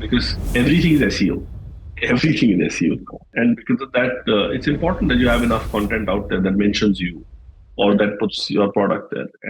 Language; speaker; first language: English; non-native, local second language; Hindi